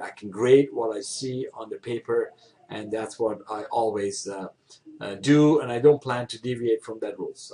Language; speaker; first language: English; non-native, fluent; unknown